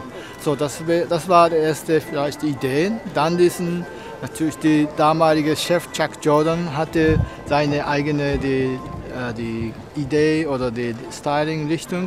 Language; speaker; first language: German; non-native, learner; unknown